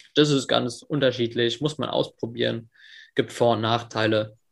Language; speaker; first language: German; early bilingual, other home language; English